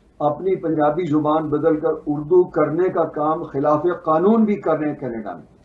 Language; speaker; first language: Urdu; non-native, local second language; Punjabi